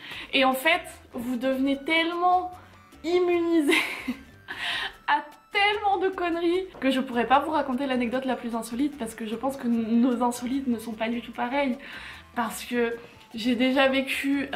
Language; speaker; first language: French; native; French